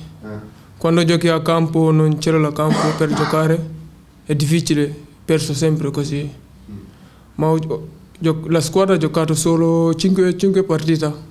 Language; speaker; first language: Italian; non-native, learner; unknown